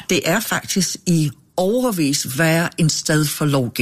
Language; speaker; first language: Danish; non-native, fluent; English